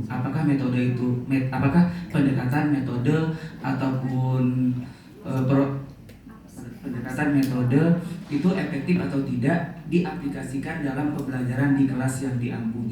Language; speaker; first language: Indonesian; native; Indonesian